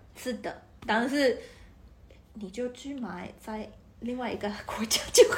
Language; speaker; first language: Chinese; non-native, fluent; Spanish